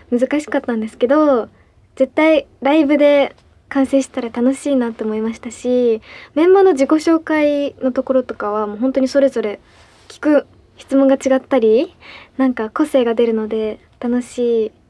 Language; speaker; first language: Japanese; native; Japanese